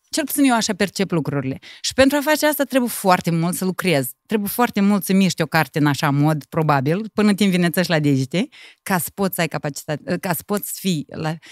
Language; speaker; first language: Romanian; native; Romanian